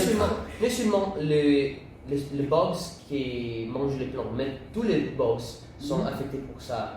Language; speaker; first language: French; non-native, learner; Italian